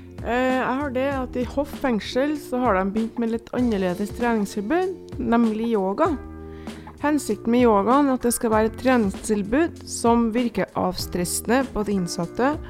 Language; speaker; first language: Norwegian; native; Norwegian